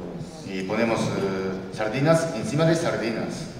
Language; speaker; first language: Spanish; non-native, learner; Japanese